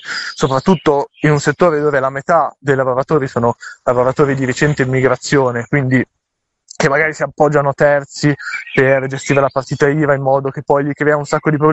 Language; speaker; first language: Italian; native; Italian